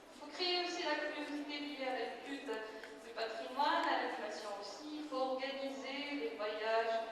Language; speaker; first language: French; non-native, local second language; Arabic